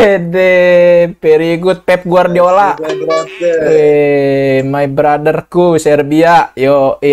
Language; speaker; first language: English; non-native, learner; Indonesian